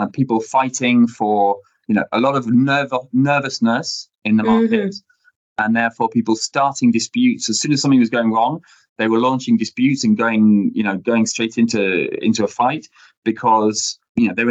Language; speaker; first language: English; native; English